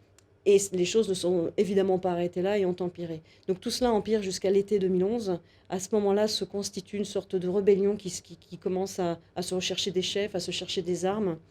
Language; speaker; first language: French; native; French